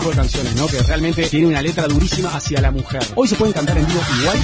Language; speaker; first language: Spanish; native; Spanish